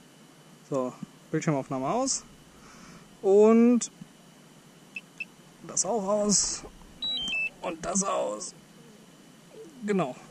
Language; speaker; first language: German; native; German